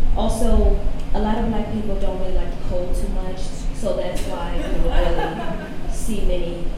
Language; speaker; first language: English; native; English